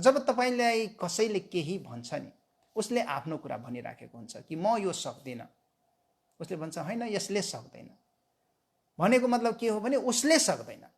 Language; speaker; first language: Nepali; non-native, local second language; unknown